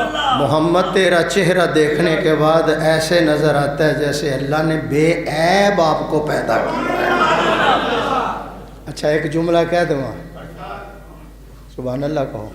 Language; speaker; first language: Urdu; non-native, local second language; Punjabi